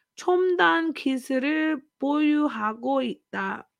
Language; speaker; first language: Korean; non-native, learner; English